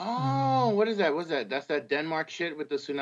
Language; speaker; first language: English; native; English